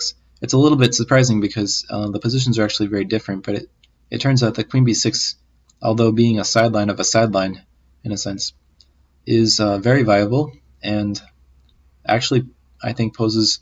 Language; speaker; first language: English; native; English